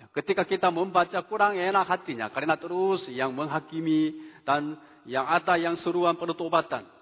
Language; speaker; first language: Indonesian; non-native, fluent; Korean